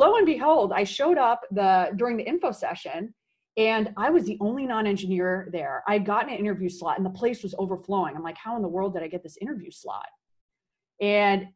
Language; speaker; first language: English; native; English